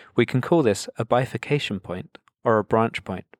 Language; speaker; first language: English; native; English